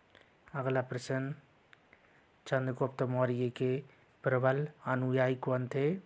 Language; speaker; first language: Hindi; native; Hindi